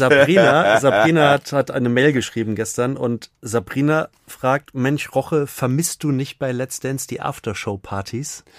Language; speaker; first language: German; native; German